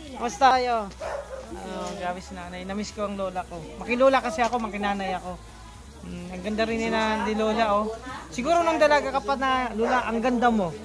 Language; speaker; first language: Filipino; native; Filipino